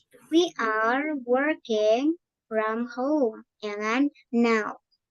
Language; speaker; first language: English; non-native, fluent; Indonesian